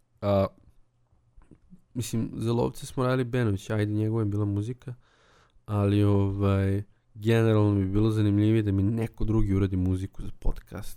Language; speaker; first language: Serbian; native; Serbian